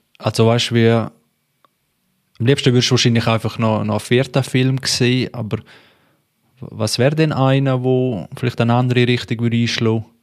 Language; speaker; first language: German; native; German